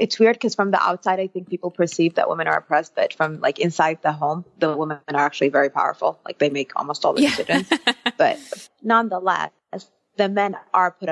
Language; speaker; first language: English; early bilingual, other home language; Arabic